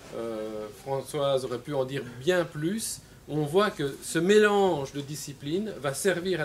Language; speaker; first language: French; native; French